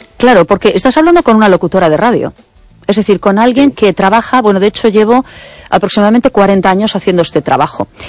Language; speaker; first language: Spanish; native; Spanish